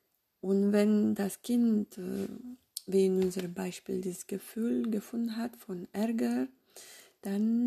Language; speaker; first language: German; non-native, fluent; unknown